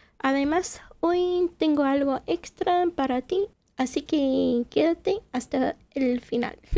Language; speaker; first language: Spanish; non-native, fluent; English